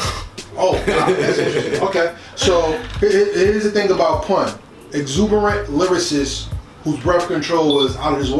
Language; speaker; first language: English; native; English